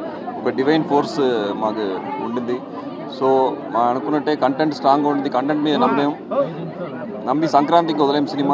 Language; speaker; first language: Telugu; native; Telugu